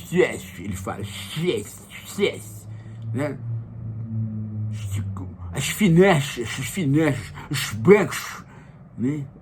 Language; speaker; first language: Portuguese; native; Portuguese